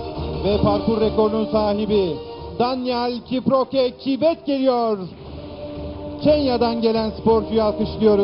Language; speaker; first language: Turkish; native; Turkish